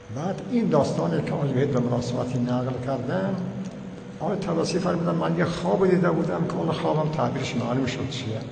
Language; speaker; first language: Persian; native; Persian